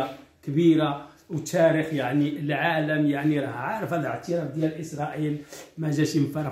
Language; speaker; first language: Arabic; native; Arabic